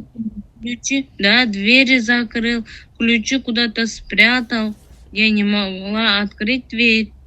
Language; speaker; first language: Russian; non-native, learner; Tajik